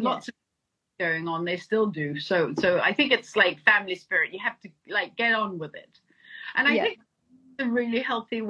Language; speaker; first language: English; non-native, fluent; Danish